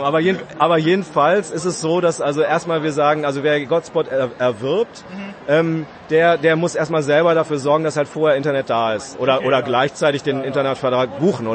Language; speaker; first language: German; native; German